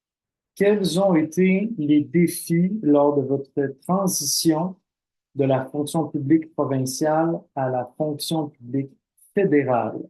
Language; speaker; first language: French; native; French